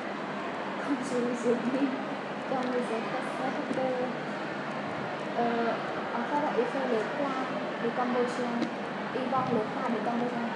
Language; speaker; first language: French; non-native, learner; Khmer